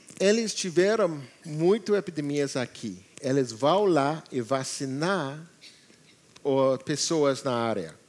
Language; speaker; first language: Portuguese; non-native, learner; English